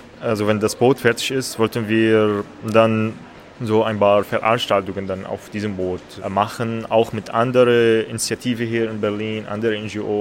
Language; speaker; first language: German; non-native, learner; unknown